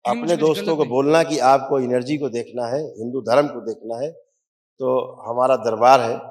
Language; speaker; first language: Hindi; native; Hindi